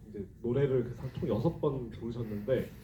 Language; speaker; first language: Korean; native; Korean